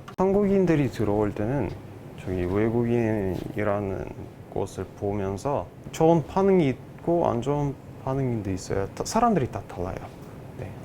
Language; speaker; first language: Korean; non-native, fluent; Uzbek